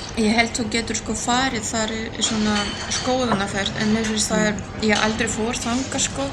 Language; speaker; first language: Icelandic; non-native, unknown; Russian